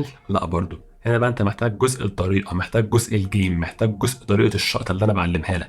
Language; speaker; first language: Arabic; native; Arabic